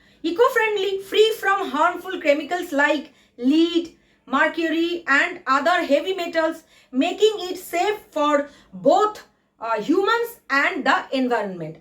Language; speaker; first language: English; non-native, local second language; Bangla